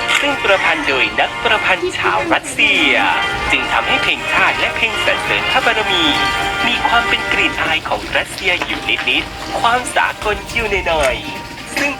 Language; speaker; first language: Thai; native; Thai